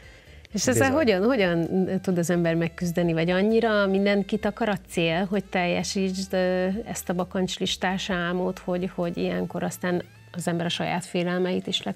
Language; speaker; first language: Hungarian; native; Hungarian